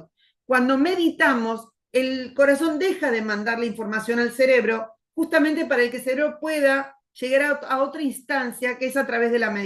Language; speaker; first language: Spanish; native; Spanish